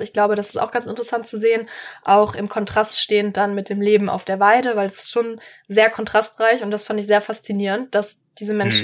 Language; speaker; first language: German; native; German